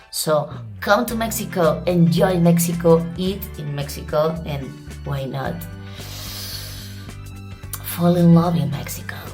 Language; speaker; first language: English; non-native, learner; Spanish